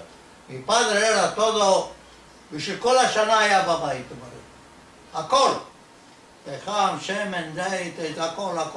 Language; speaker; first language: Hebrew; non-native, fluent; Ladino